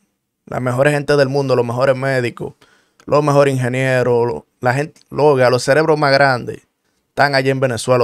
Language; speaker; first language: Spanish; native; Spanish